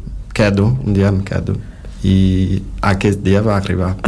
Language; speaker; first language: Catalan; non-native, fluent; Portuguese